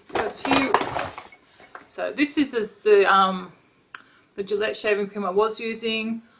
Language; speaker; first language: English; native; English